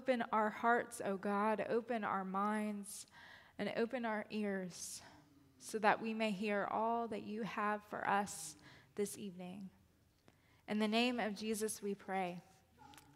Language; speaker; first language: English; native; English